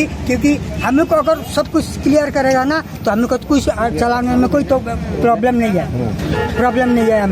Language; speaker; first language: Hindi; non-native, local second language; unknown